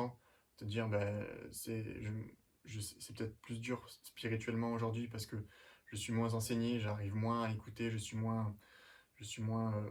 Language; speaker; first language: French; native; French